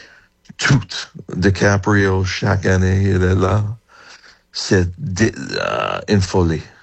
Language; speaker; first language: French; non-native, learner; English